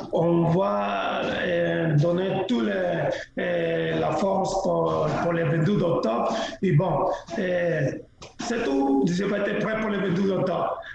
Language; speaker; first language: French; non-native, fluent; Spanish